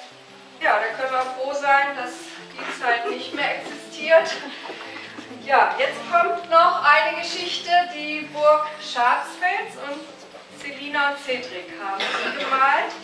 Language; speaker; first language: German; native; German